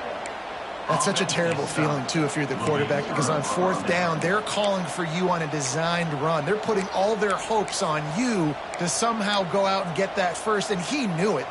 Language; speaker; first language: English; native; English